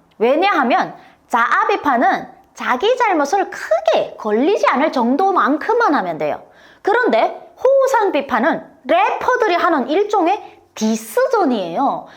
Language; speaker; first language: Korean; native; Korean